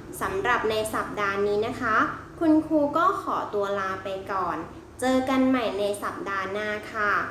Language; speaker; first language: Thai; native; Thai